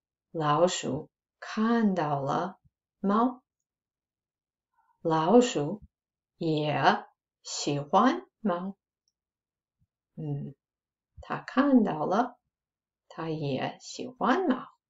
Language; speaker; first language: Chinese; non-native, fluent; English